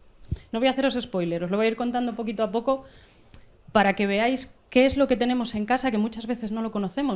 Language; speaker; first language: Spanish; native; Spanish